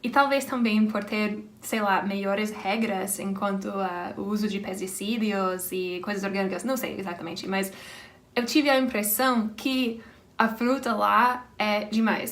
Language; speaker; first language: Portuguese; non-native, fluent; English